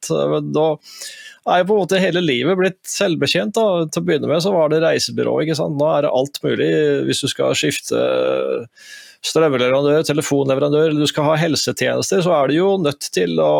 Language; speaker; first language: Norwegian; native; Norwegian